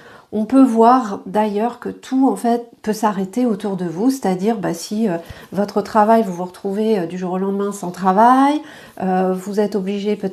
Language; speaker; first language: French; native; French